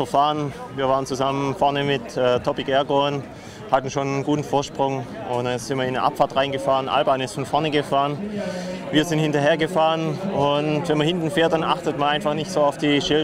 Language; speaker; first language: German; native; German